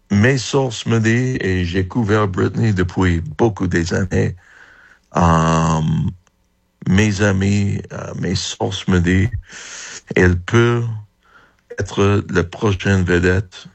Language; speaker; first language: French; non-native, learner; English